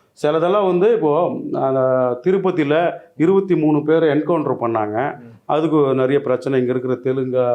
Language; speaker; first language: Tamil; non-native, local second language; Telugu